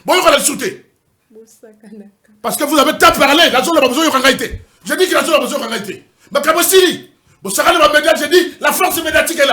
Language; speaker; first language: French; non-native, local second language; Lingala